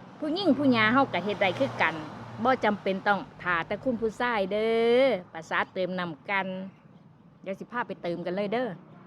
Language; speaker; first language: Thai; native; Thai